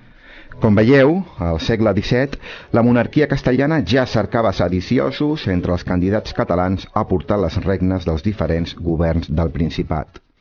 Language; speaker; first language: Catalan; native; Catalan